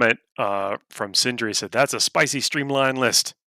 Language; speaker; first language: English; native; English